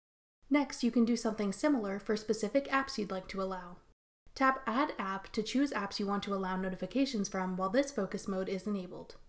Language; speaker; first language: English; native; English